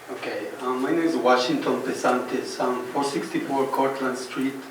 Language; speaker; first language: English; non-native, fluent; Spanish